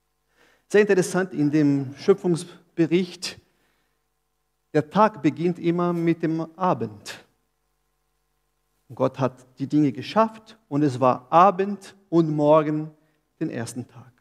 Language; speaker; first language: German; non-native, fluent; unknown